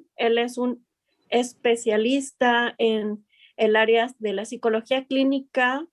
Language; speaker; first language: Spanish; native; Spanish